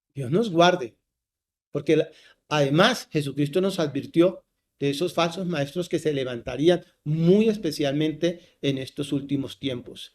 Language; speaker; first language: Spanish; native; Spanish